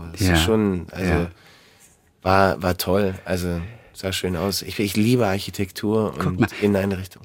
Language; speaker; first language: German; native; German